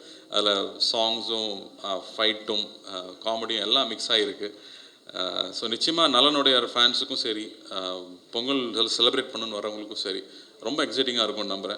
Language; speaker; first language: Tamil; native; Tamil